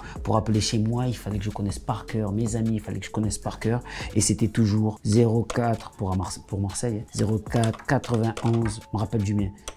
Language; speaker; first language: French; native; French